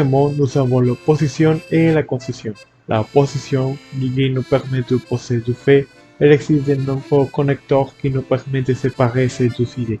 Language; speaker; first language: French; non-native, learner; Spanish